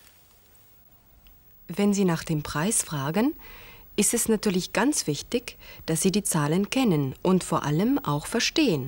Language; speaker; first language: German; native; German